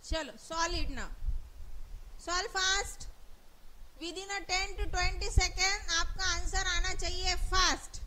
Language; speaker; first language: Hindi; non-native, local second language; Marathi